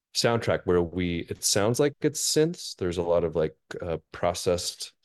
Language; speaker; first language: English; native; English